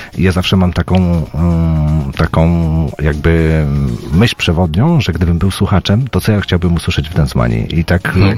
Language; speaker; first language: Polish; native; Polish